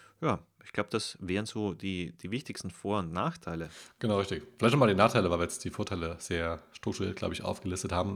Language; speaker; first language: German; native; German